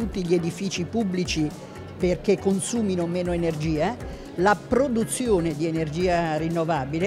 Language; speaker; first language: Italian; native; Italian